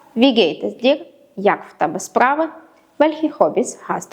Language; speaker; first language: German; non-native, fluent; Ukrainian